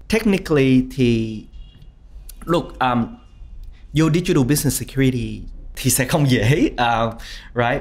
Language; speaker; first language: English; early bilingual, other home language; Vietnamese